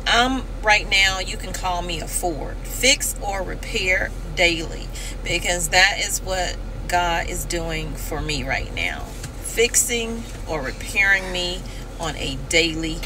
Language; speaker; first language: English; native; English